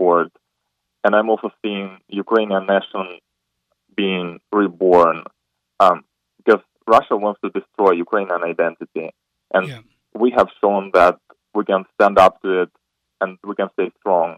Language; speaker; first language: English; non-native, fluent; Ukrainian